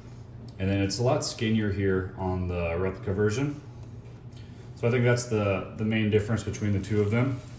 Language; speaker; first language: English; native; English